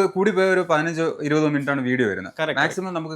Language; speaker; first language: Malayalam; native; Malayalam